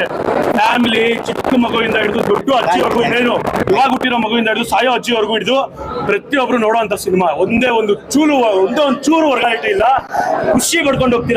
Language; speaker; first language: Kannada; native; Kannada